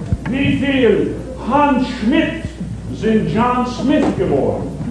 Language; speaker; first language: German; native; German